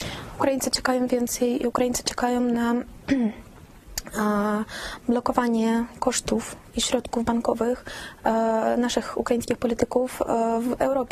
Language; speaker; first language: Polish; non-native, fluent; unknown